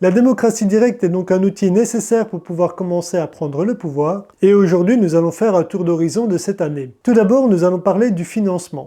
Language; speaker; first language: French; native; French